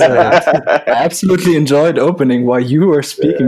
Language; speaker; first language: English; non-native, fluent; German